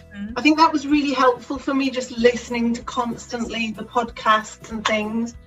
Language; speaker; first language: English; native; English